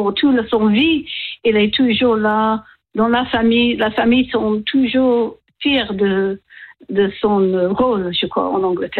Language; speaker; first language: French; non-native, learner; English